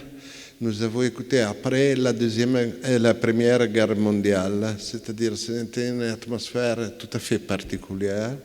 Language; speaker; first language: French; non-native, fluent; Italian